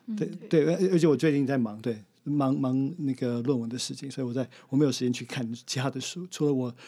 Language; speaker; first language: Chinese; non-native, fluent; English